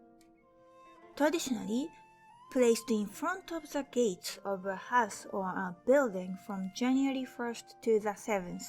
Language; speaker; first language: English; non-native, fluent; Japanese